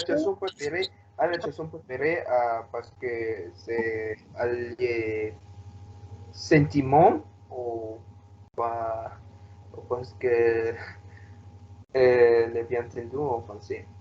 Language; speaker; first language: French; non-native, learner; Spanish